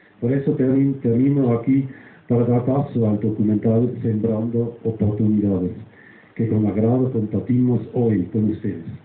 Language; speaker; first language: Spanish; non-native, fluent; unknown